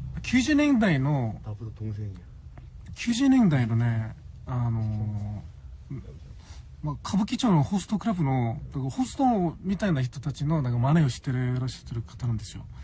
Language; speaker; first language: Japanese; non-native, fluent; Korean